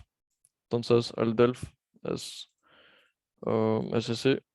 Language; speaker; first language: Spanish; non-native, fluent; French